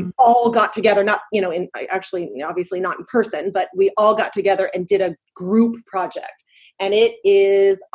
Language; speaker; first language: English; native; English